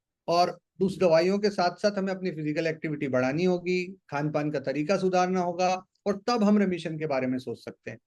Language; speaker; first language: Hindi; native; Hindi